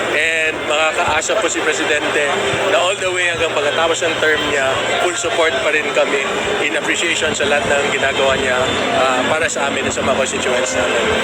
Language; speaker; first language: Filipino; non-native, local second language; Cebuano